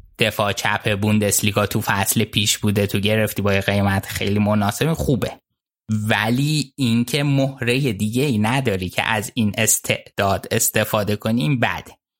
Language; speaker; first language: Persian; native; Persian